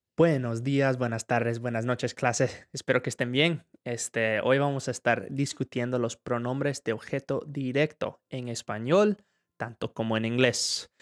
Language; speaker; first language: Spanish; non-native, fluent; English